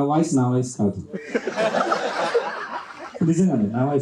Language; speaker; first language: Telugu; non-native, learner; Tamil